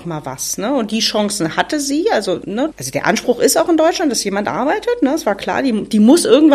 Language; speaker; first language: German; native; German